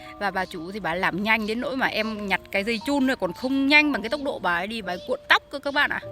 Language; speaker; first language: Vietnamese; native; Vietnamese